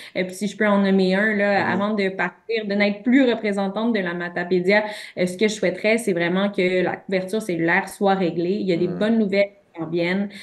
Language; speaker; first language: French; native; French